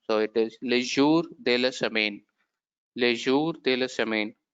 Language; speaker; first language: French; non-native, learner; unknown